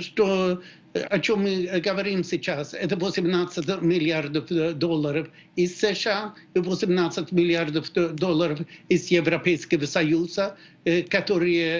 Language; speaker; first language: Russian; non-native, fluent; Swedish